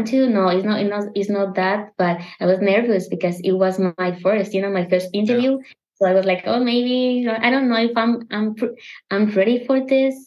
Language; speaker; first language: English; non-native, fluent; Spanish